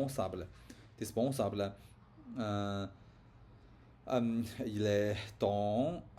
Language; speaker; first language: French; non-native, learner; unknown